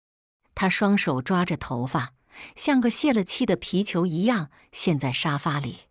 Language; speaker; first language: Chinese; native; Chinese